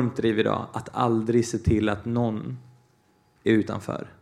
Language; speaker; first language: Swedish; early bilingual, other home language; Portuguese